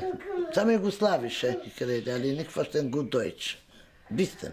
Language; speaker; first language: German; non-native, learner; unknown